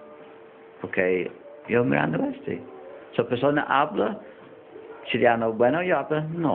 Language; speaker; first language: Spanish; non-native, learner; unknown